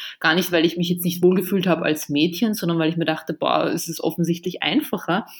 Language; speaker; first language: German; early bilingual, other home language; Bosnian